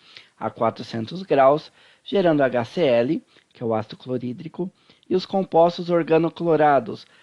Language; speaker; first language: Portuguese; native; Portuguese